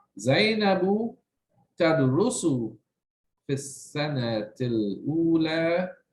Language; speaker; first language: Arabic; non-native, fluent; English